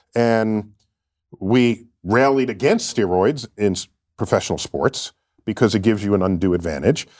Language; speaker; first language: English; native; English